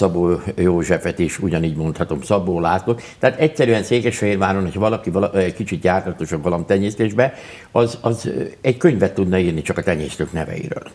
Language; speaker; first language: Hungarian; native; Hungarian